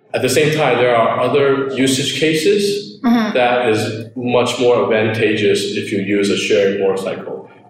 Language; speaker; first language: English; early bilingual, other home language; Chinese